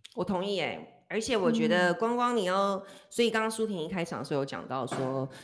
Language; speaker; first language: Chinese; native; Chinese